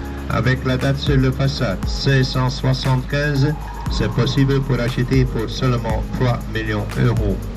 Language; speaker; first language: French; non-native, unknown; Dutch